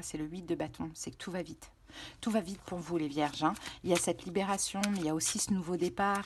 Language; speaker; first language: French; native; French